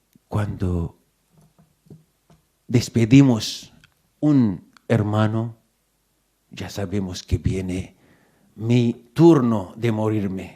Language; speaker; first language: Spanish; non-native, fluent; Arabic